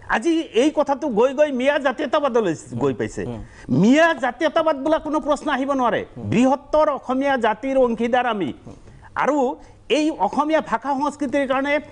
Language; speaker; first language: Assamese; non-native, local second language; Bangla